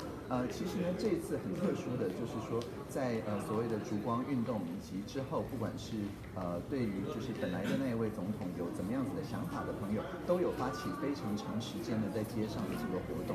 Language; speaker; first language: Chinese; native; Chinese